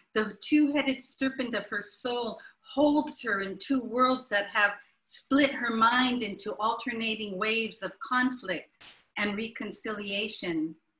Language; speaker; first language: English; native; English